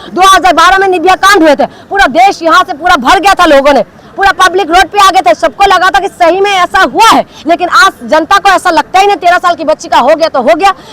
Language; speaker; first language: Hindi; non-native, local second language; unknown